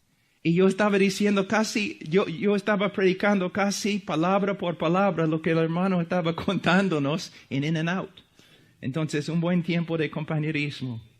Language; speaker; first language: Spanish; non-native, fluent; English